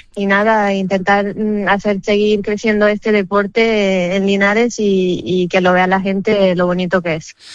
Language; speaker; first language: Spanish; non-native, fluent; Romanian